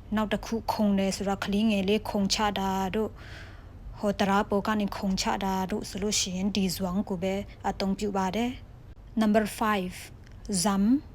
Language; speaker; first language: Burmese; non-native, local second language; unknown